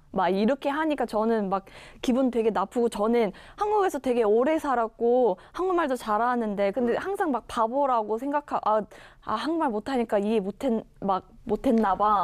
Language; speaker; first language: Korean; early bilingual, other home language; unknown